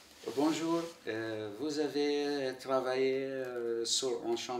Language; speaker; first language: French; non-native, learner; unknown